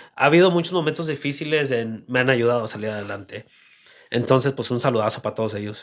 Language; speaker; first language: Spanish; early bilingual, other home language; English